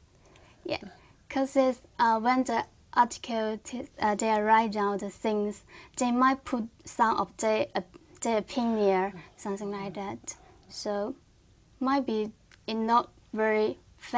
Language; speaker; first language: English; non-native, learner; Korean